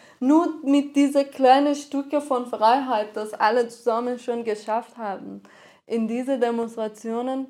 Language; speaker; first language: German; non-native, fluent; Persian